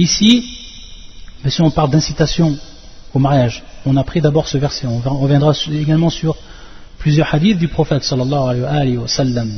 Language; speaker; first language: French; native; French